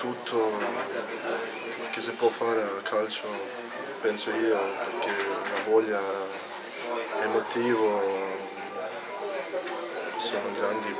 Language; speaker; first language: Italian; non-native, learner; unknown